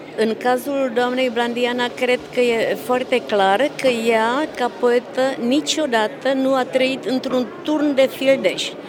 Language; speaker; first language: Romanian; non-native, fluent; Czech